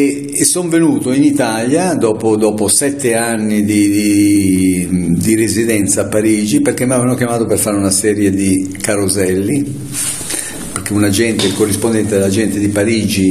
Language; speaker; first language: Italian; native; Italian